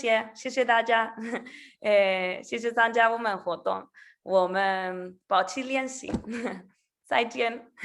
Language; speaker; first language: Chinese; non-native, learner; Spanish